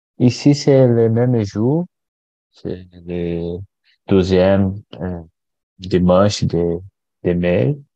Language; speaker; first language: French; non-native, learner; Portuguese